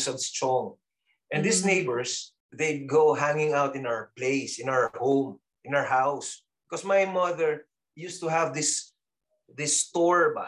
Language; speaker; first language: English; non-native, local second language; Cebuano